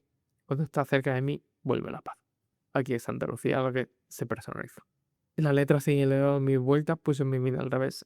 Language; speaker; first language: Spanish; native; Spanish